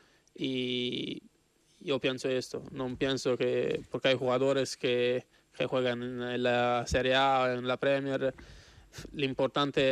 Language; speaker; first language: Spanish; non-native, fluent; Italian